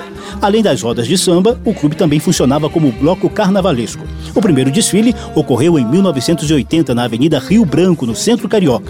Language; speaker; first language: Portuguese; native; Portuguese